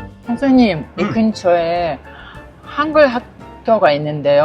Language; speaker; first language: Korean; non-native, fluent; Kyrgyz